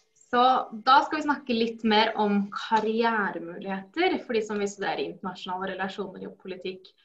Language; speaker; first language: Norwegian; native; Norwegian